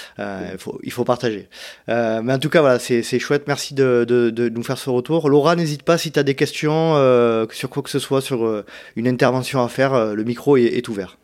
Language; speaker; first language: French; native; French